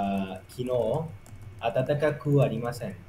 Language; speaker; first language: Japanese; non-native, learner; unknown